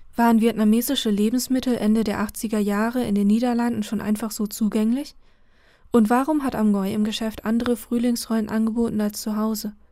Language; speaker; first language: German; early bilingual, other home language; Vietnamese